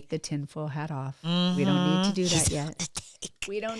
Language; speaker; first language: English; native; English